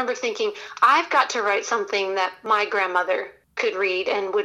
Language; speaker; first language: English; native; English